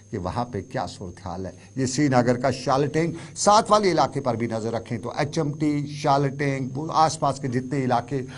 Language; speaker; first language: Urdu; non-native, local second language; Kashmiri